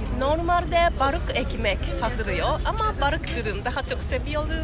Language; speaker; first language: Turkish; non-native, learner; Japanese